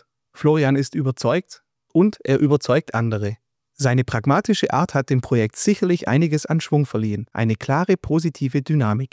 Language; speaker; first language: German; native; German